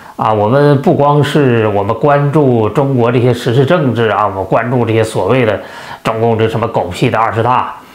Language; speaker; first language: Chinese; native; Chinese